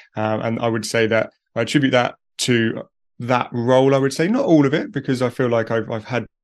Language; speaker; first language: English; native; English